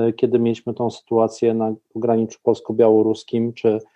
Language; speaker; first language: Polish; native; Polish